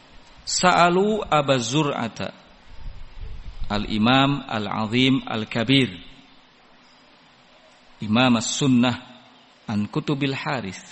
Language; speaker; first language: Arabic; non-native, fluent; Indonesian